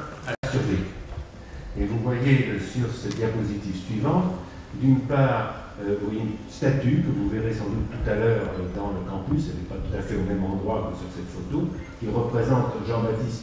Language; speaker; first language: French; native; French